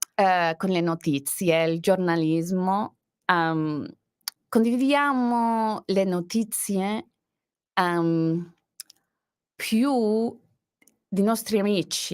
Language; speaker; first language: Italian; non-native, learner; English